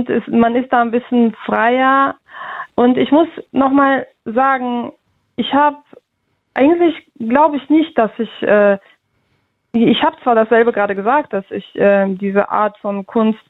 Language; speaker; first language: German; early bilingual, other home language; Russian